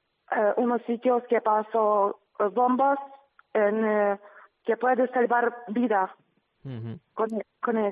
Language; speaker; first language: Spanish; non-native, learner; Ukrainian